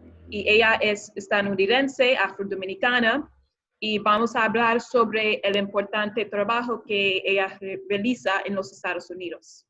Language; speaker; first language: Spanish; non-native, fluent; English